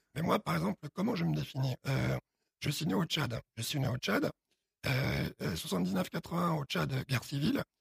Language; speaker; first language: French; early bilingual, other home language; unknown